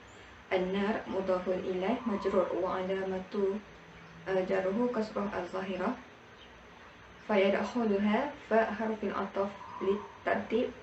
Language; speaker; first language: Arabic; non-native, learner; Malay